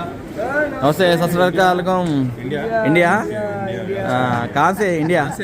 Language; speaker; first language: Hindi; non-native, local second language; Telugu